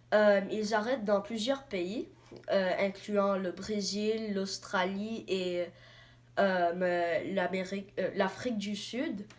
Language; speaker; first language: French; non-native, learner; English